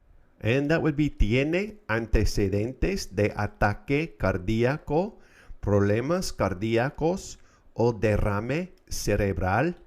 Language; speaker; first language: Spanish; non-native, fluent; English